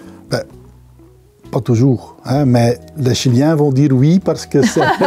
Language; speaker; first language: French; non-native, local second language; Dutch